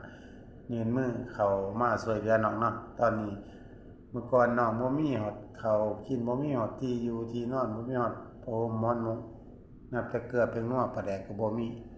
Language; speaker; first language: Thai; non-native, local second language; Northeastern Thai